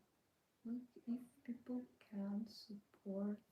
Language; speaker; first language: English; non-native, learner; Ukrainian